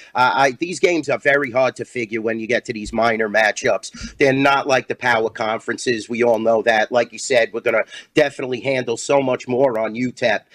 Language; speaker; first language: English; native; English